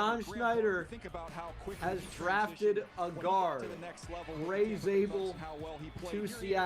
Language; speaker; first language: English; native; English